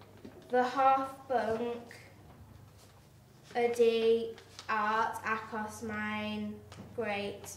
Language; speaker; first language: Welsh; non-native, learner; English